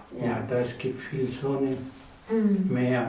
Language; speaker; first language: German; non-native, learner; Spanish